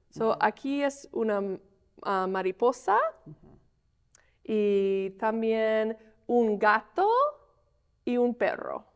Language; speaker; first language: Spanish; non-native, fluent; English